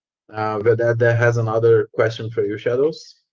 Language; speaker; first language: English; non-native, fluent; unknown